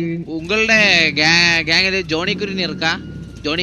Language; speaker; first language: Tamil; non-native, learner; Malayalam